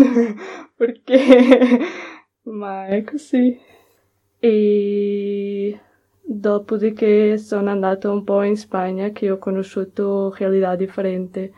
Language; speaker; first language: Italian; non-native, learner; Portuguese